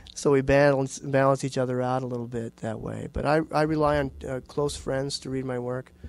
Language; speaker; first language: English; native; English